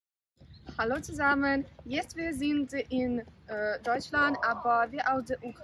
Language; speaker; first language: German; non-native, learner; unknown